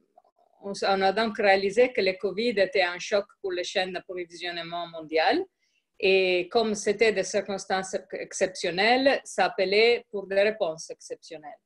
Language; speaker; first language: French; non-native, fluent; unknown